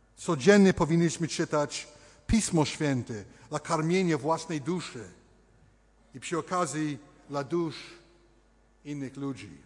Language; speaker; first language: Polish; early bilingual, heritage; Polish